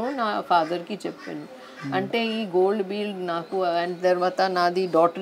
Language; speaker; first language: Telugu; non-native, learner; Hindi